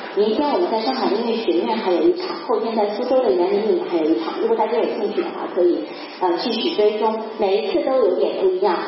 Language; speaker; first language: Chinese; native; Chinese